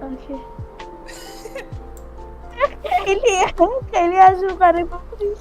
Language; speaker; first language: Persian; native; Persian